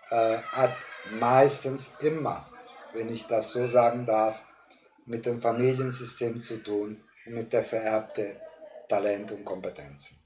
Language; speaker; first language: German; non-native, fluent; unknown